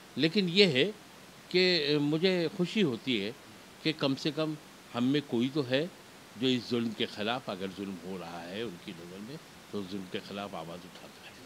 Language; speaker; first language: Urdu; native; Urdu